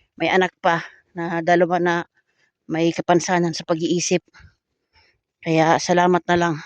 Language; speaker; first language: Filipino; native; Filipino